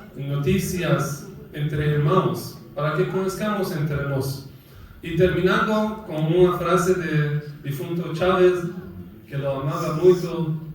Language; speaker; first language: Spanish; non-native, fluent; Persian